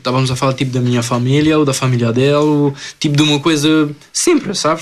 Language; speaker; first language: Portuguese; early bilingual, other home language; French